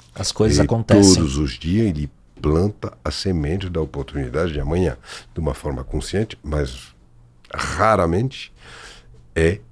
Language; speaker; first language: Portuguese; non-native, fluent; French